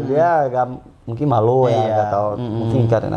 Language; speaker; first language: Indonesian; non-native, fluent; Portuguese